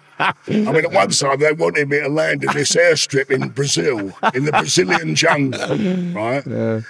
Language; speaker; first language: English; native; English